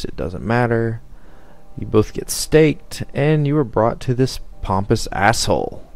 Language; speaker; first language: English; native; English